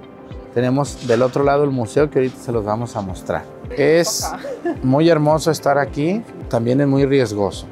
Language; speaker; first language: Spanish; native; Spanish